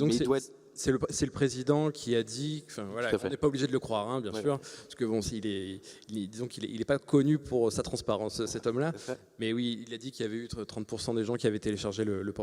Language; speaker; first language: French; native; French